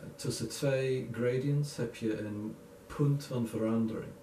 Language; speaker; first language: Dutch; non-native, learner; English